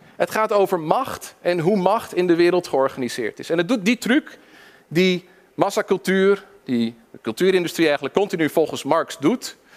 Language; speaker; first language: Dutch; early bilingual, other home language; English